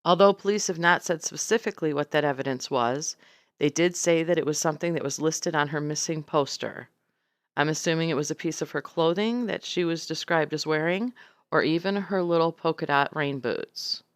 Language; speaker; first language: English; native; English